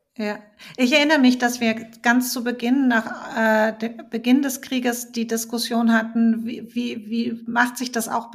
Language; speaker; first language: German; native; German